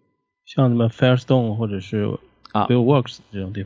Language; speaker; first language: Chinese; native; Chinese